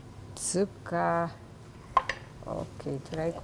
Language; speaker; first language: German; non-native, learner; Japanese